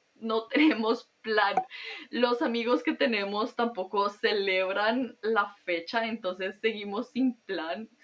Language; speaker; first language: Spanish; native; Spanish